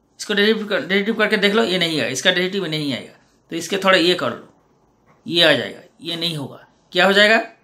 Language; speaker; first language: Hindi; non-native, local second language; Bangla